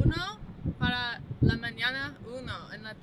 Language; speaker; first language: Spanish; non-native, learner; English